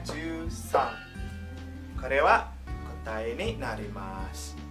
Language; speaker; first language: Japanese; non-native, fluent; Indonesian